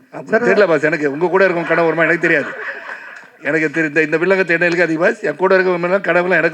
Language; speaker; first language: Tamil; native; Tamil